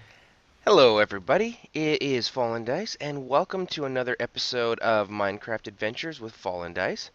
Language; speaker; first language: English; native; English